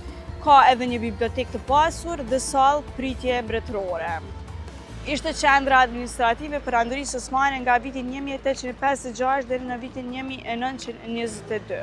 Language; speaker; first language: Albanian; native; Albanian